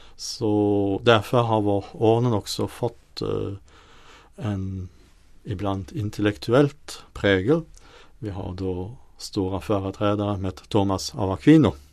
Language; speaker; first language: Swedish; non-native, fluent; French